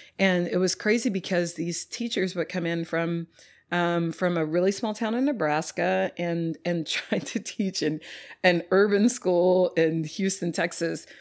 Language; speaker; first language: English; native; English